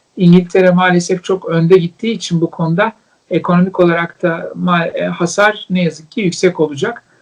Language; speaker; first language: Turkish; native; Turkish